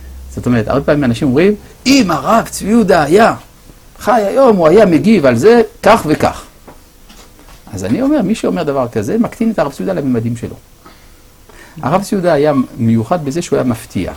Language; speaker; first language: Hebrew; non-native, fluent; French